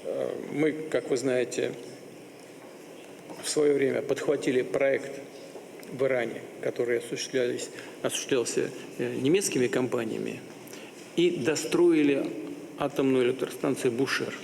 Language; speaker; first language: Russian; native; Russian